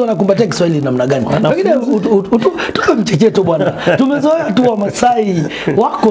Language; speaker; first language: Swahili; native; Swahili